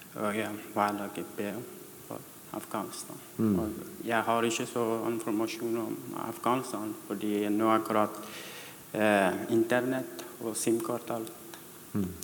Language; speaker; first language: Norwegian; non-native, learner; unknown